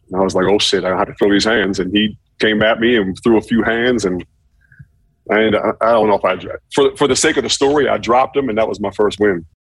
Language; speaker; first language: English; native; English